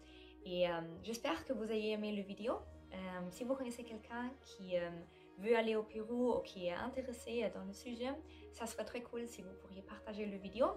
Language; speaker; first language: French; non-native, fluent; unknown